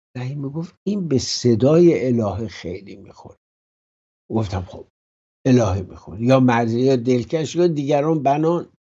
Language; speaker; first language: Persian; native; Persian